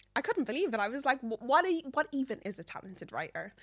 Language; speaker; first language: English; native; English